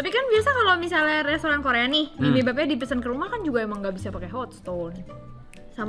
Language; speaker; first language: Indonesian; native; Indonesian